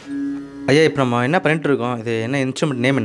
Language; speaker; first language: Tamil; native; Tamil